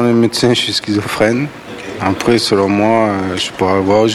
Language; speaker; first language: French; native; French